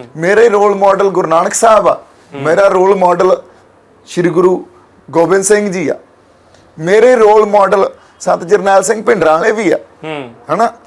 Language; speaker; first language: Punjabi; native; Punjabi